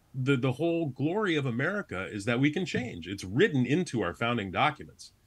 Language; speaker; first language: English; native; English